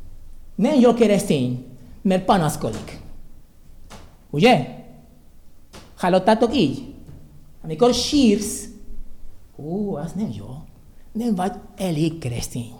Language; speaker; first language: Hungarian; non-native, learner; Spanish